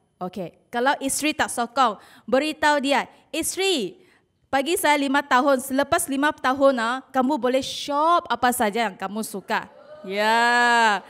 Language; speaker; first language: Malay; non-native, local second language; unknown